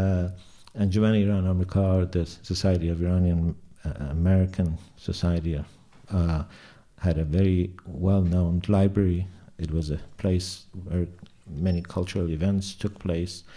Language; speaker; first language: English; non-native, fluent; Persian